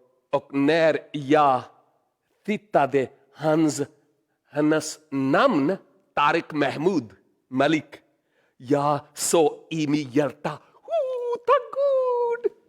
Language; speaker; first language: Swedish; non-native, learner; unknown